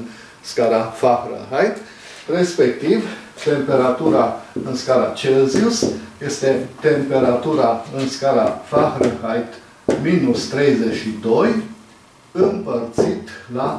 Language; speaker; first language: Romanian; native; Romanian